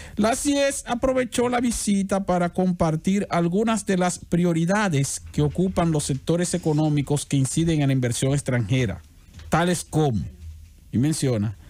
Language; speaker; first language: Spanish; native; Spanish